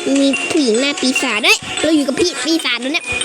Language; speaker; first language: Thai; native; Thai